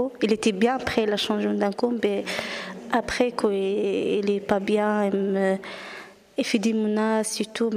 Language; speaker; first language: French; non-native, learner; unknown